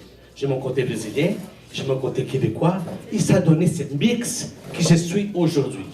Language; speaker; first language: French; non-native, fluent; Portuguese